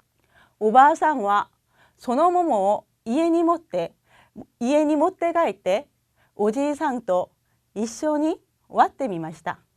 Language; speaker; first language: Japanese; non-native, fluent; Korean